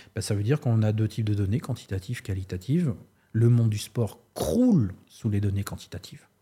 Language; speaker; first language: French; native; French